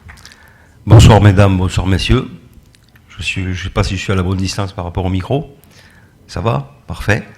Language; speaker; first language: French; native; French